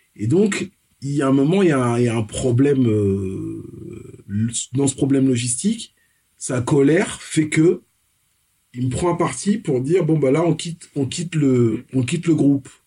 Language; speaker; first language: French; early bilingual, other home language; Fon